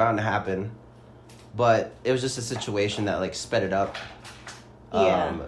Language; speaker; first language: English; non-native, local second language; Filipino